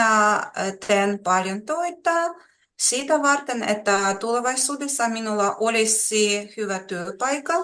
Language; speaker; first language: Finnish; non-native, learner; Russian